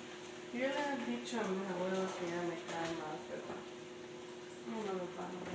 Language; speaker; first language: Spanish; early bilingual, heritage; English